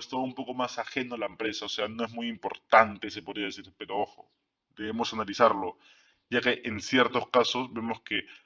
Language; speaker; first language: Spanish; native; Spanish